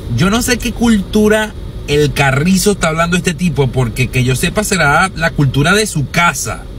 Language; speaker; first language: Spanish; native; Spanish